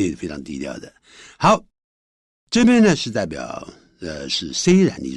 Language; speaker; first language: Chinese; native; Chinese